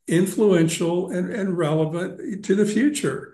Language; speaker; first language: English; native; English